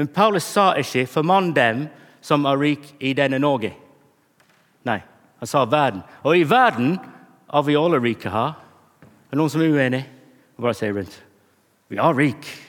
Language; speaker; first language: Norwegian; non-native, fluent; English